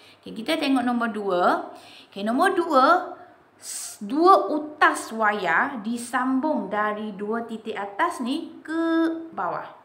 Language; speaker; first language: Malay; non-native, local second language; Chinese